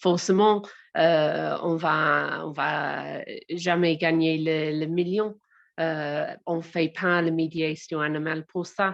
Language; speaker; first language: French; non-native, learner; English